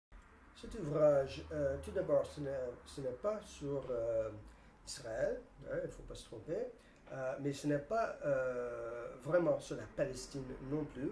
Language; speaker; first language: French; non-native, fluent; English